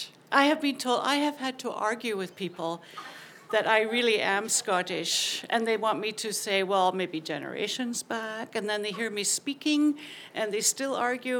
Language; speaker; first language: English; native; English